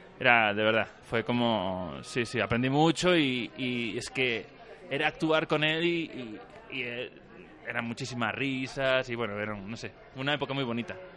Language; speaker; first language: Spanish; native; Spanish